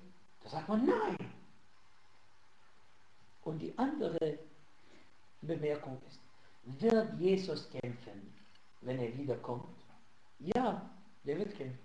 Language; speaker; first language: German; non-native, fluent; Arabic